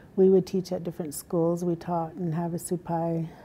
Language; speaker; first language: English; native; English